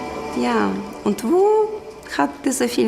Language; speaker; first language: German; non-native, learner; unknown